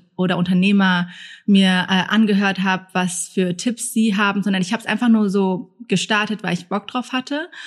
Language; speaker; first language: German; early bilingual, other home language; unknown